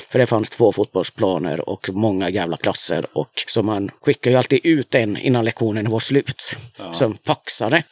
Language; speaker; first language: Swedish; native; Swedish